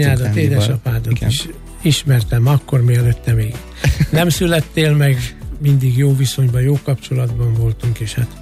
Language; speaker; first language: Hungarian; native; Hungarian